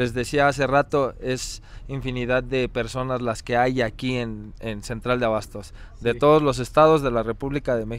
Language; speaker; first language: Spanish; native; Spanish